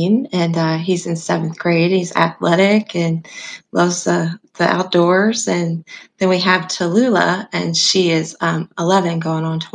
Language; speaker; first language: English; native; English